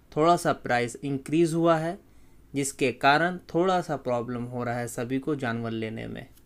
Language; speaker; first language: Hindi; native; Hindi